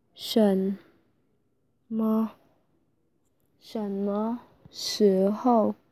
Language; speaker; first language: Chinese; non-native, learner; Khmer